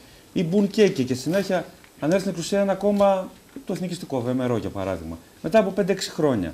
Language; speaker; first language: Greek; native; Greek